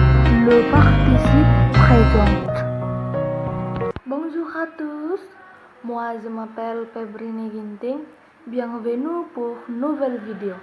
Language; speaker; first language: French; non-native, learner; Indonesian